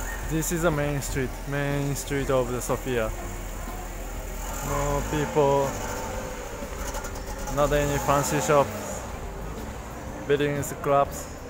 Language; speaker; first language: English; non-native, learner; Japanese